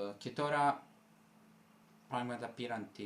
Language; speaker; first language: Greek; non-native, fluent; Italian